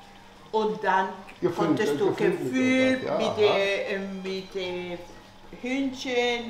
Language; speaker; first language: German; non-native, learner; Spanish